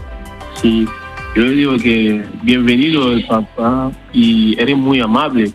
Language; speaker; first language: Spanish; non-native, learner; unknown